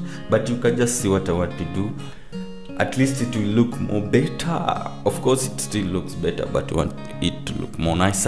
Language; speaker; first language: English; non-native, local second language; Swahili